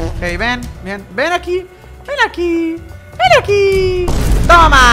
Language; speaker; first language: Spanish; native; Spanish